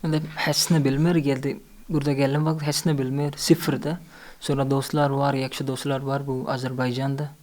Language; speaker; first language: Azerbaijani; non-native, learner; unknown